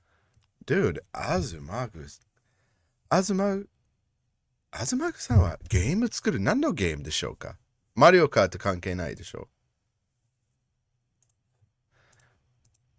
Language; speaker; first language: Japanese; non-native, learner; English